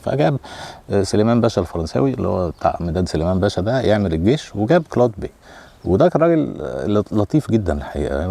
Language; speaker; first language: Arabic; native; Arabic